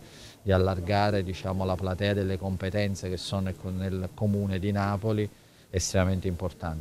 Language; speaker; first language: Italian; native; Italian